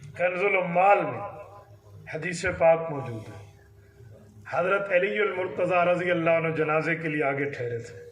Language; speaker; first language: Urdu; non-native, local second language; Saraiki